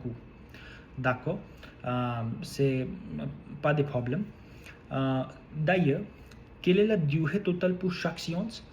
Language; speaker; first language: French; non-native, learner; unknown